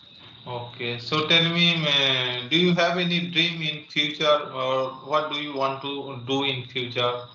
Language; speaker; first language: English; non-native, learner; Bangla